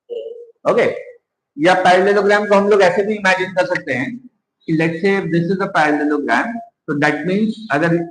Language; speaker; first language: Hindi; native; Hindi